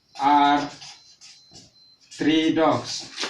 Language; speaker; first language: English; non-native, learner; Indonesian